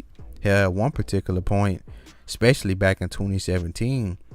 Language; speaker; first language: English; native; English